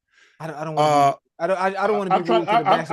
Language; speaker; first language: English; native; English